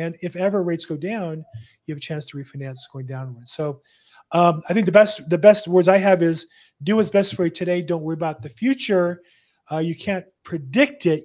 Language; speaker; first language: English; native; English